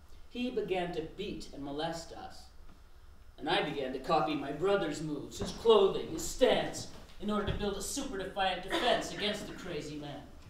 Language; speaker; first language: English; native; English